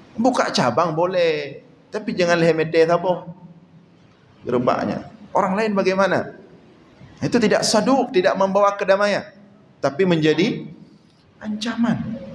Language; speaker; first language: Malay; non-native, local second language; Achinese